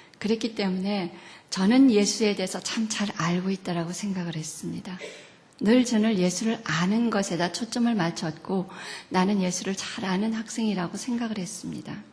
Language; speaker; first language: Korean; native; Korean